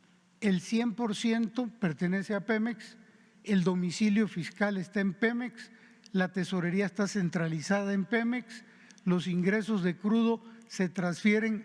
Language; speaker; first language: Spanish; native; Spanish